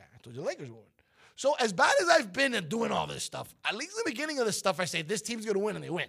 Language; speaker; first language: English; native; English